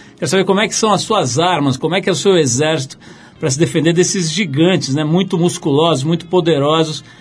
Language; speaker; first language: Portuguese; native; Portuguese